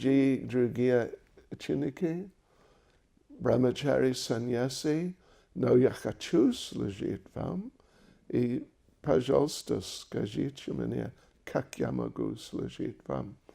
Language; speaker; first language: Russian; non-native, learner; English